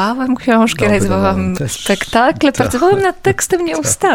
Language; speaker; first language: Polish; native; Polish